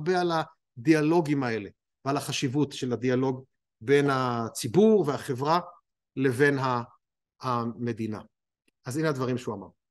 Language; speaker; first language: Hebrew; native; Hebrew